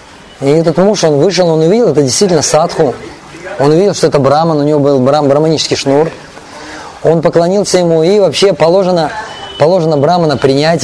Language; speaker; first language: Russian; native; Russian